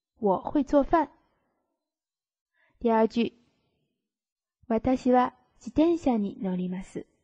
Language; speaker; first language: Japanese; non-native, fluent; Chinese